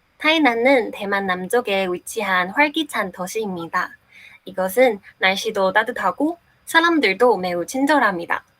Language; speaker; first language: Korean; non-native, fluent; Chinese